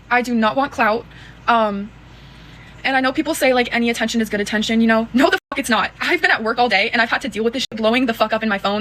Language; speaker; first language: English; native; English